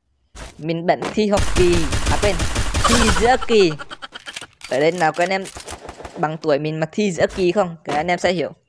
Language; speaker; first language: Vietnamese; native; Vietnamese